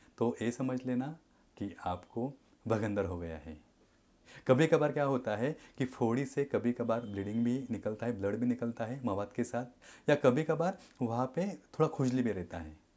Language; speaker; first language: Hindi; non-native, local second language; Marathi